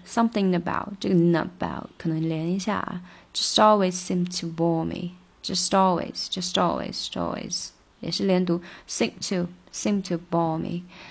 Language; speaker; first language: English; non-native, fluent; Chinese